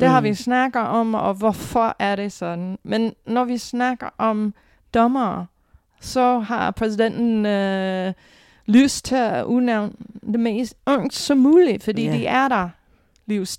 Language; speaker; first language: Danish; non-native, fluent; English